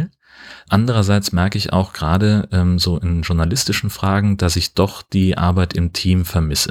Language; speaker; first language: German; native; German